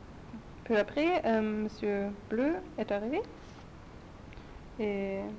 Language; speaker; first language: French; non-native, learner; German